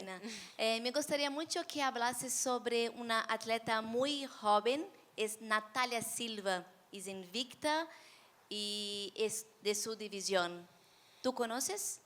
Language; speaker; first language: Spanish; non-native, fluent; Portuguese